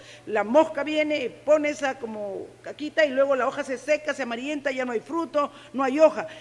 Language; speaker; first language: Spanish; native; Spanish